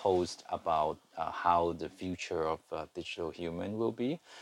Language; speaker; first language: English; non-native, local second language; Cantonese